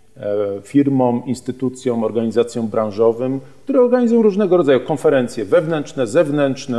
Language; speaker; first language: Polish; native; Polish